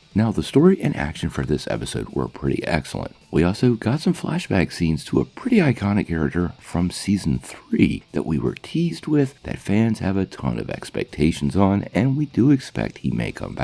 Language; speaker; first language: English; native; English